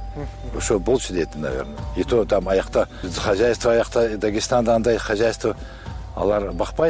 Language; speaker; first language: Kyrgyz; non-native, local second language; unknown